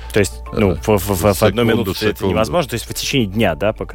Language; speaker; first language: Russian; native; Russian